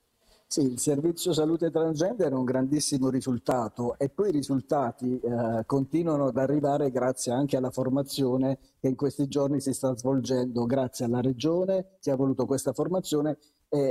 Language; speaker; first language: Italian; native; Italian